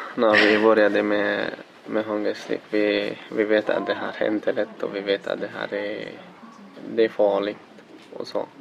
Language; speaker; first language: Swedish; non-native, learner; Arabic